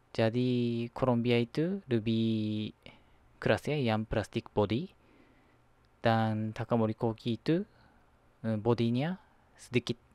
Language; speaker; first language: Indonesian; non-native, learner; Japanese